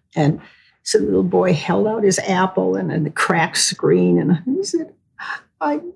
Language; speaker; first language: English; native; English